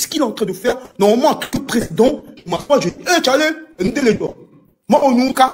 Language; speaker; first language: French; non-native, local second language; Ewe